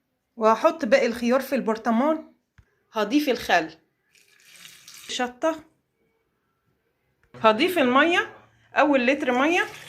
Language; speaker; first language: Arabic; native; Arabic